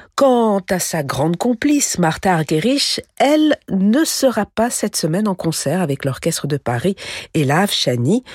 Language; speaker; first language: French; native; French